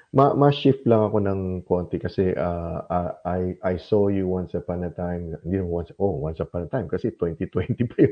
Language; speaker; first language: Filipino; native; Filipino